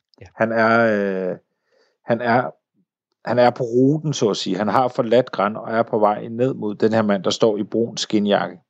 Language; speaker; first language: Danish; native; Danish